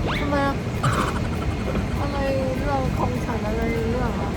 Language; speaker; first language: Thai; non-native, fluent; Korean